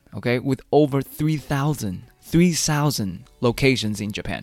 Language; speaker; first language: English; non-native, fluent; Chinese